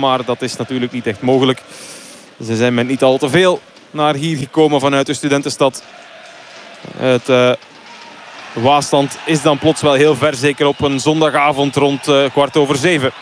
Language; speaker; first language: Dutch; native; Dutch